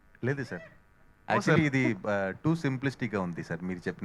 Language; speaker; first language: Telugu; non-native, learner; Hindi